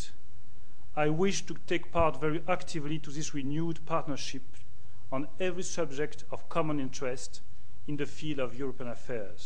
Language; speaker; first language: English; non-native, fluent; French